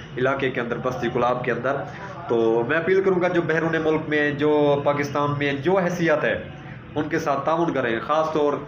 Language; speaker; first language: Urdu; non-native, local second language; Saraiki